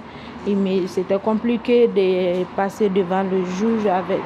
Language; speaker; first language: French; non-native, local second language; Mandingo